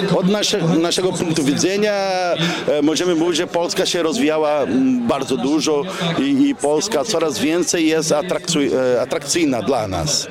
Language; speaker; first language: Polish; non-native, fluent; Portuguese